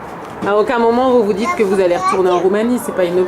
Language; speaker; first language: French; native; French